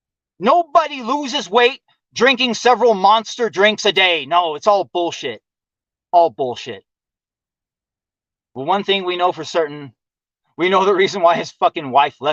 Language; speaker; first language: English; native; English